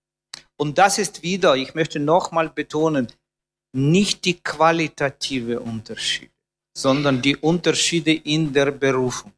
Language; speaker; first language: German; non-native, fluent; Russian